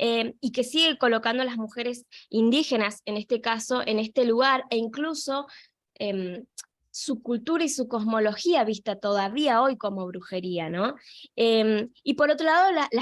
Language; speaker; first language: Spanish; native; Spanish